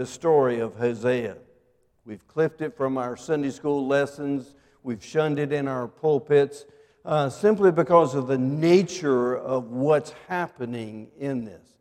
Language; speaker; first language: English; native; English